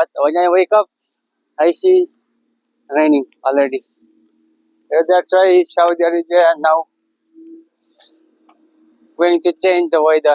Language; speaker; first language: English; non-native, learner; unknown